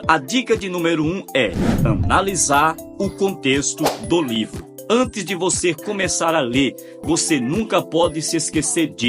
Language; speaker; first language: Portuguese; native; Portuguese